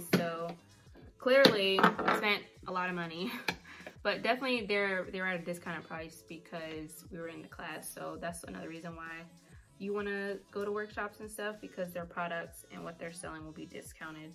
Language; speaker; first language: English; native; English